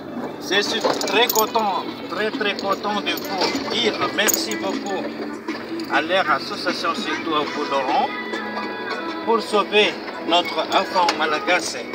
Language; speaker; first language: French; non-native, local second language; Malagasy